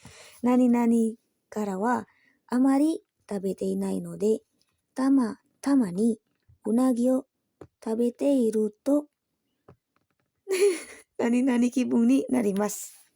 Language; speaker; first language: Japanese; non-native, learner; Indonesian